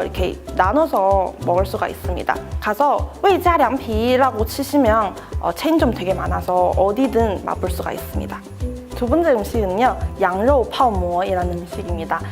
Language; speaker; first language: Korean; non-native, fluent; Chinese